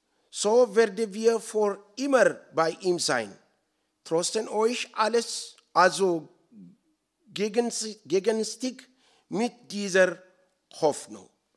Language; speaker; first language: German; non-native, learner; Oromo